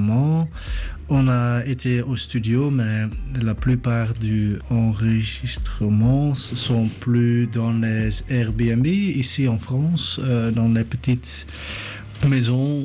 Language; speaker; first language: French; non-native, fluent; Dutch